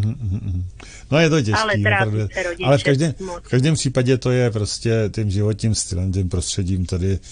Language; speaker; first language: Czech; native; Czech